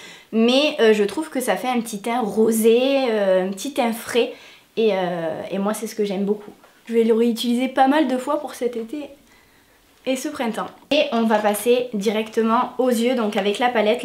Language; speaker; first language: French; native; French